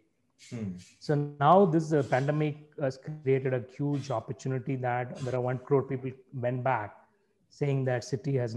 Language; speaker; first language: English; non-native, local second language; Tamil